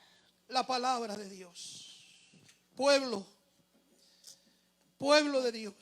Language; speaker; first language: Spanish; native; Spanish